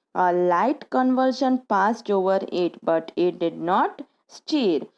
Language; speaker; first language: English; non-native, local second language; Gujarati